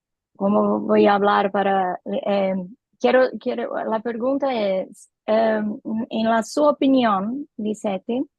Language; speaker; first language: Spanish; non-native, learner; Portuguese